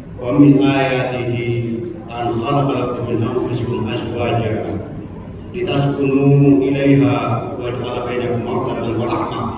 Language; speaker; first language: Indonesian; native; Indonesian